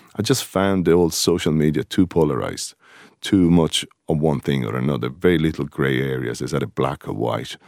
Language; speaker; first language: English; non-native, fluent; Italian